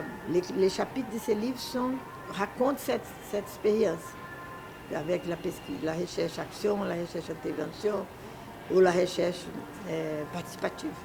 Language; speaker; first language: French; non-native, fluent; Portuguese